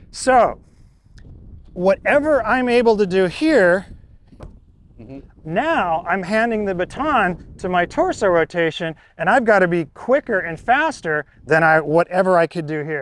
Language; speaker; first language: English; native; English